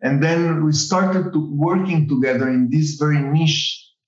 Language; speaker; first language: English; non-native, fluent; Spanish